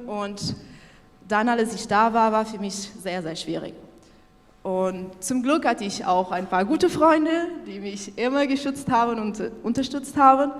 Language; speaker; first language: German; non-native, local second language; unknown